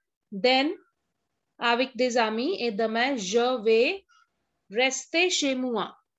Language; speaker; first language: French; non-native, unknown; Hindi